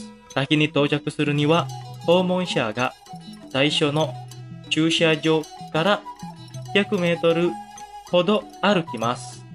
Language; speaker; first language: Japanese; non-native, fluent; Indonesian